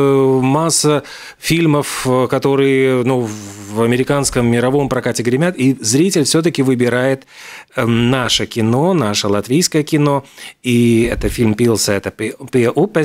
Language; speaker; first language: Russian; native; Russian